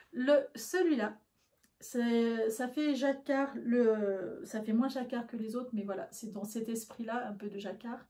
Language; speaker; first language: French; native; French